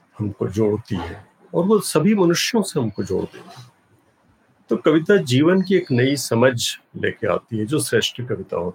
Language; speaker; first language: Hindi; non-native, local second language; Bhojpuri